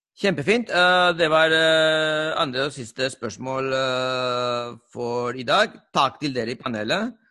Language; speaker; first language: Norwegian; non-native, fluent; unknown